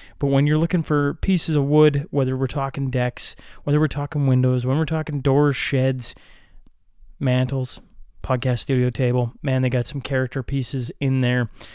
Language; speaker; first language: English; native; English